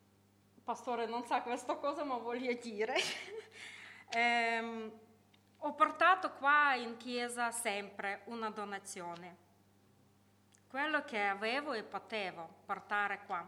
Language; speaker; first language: Italian; non-native, learner; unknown